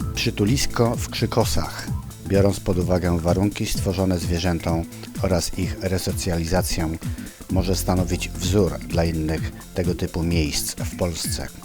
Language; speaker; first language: Polish; native; Polish